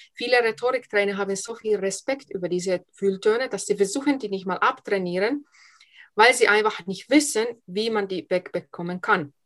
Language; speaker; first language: German; non-native, fluent; Finnish